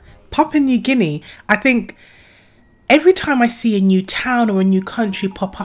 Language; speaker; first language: English; native; English